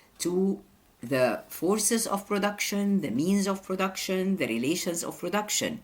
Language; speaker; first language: English; non-native, fluent; Arabic